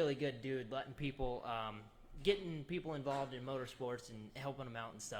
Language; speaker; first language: English; native; English